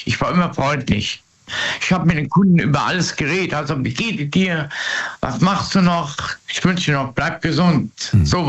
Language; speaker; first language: German; native; German